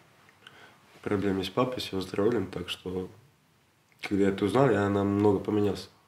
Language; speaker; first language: Russian; non-native, learner; Serbian